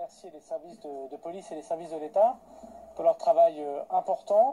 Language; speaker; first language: French; native; French